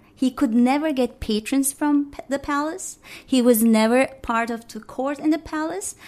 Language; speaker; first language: English; non-native, fluent; Turkish